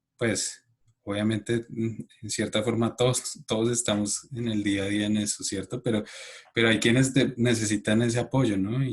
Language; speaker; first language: Spanish; native; Spanish